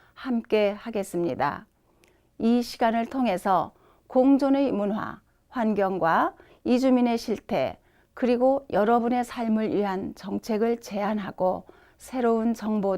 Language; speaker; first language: Korean; native; Korean